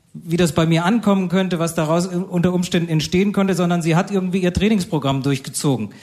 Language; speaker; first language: German; native; German